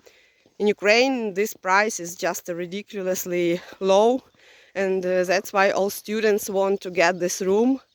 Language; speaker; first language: English; non-native, fluent; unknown